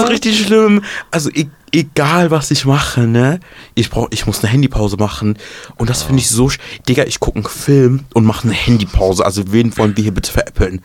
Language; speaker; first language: German; native; German